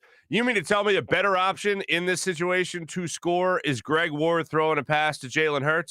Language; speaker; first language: English; native; English